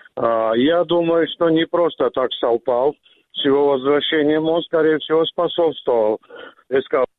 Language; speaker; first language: Russian; non-native, local second language; Georgian